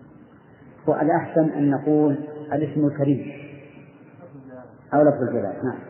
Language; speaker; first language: Arabic; native; Arabic